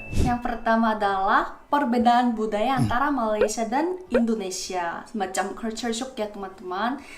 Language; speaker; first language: Indonesian; non-native, fluent; Korean